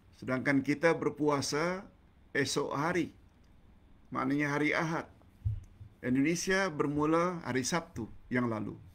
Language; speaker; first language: Malay; native; Malay